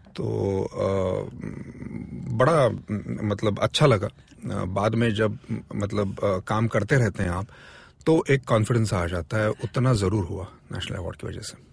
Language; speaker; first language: Hindi; non-native, local second language; Marathi